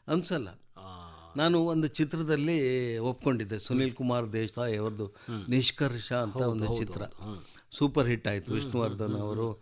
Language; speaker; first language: Kannada; native; Kannada